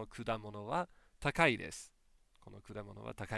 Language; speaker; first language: Japanese; non-native, fluent; English